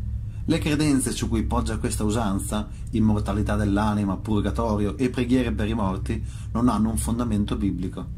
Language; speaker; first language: Italian; native; Italian